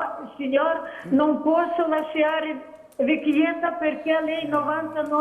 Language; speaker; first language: Italian; non-native, learner; Ukrainian